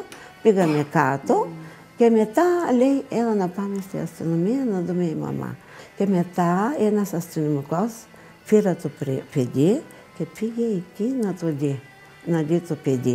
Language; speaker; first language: Greek; non-native, learner; Bulgarian